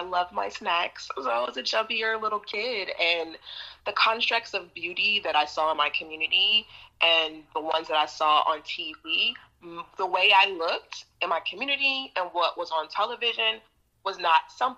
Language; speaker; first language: English; native; English